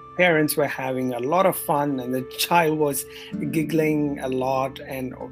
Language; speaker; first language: English; non-native, local second language; Tamil